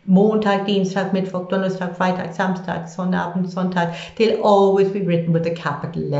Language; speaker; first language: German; non-native, fluent; English